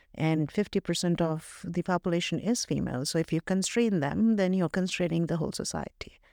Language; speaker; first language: English; non-native, local second language; Hindi